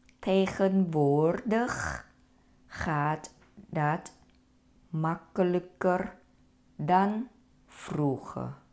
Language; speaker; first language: Dutch; non-native, fluent; Thai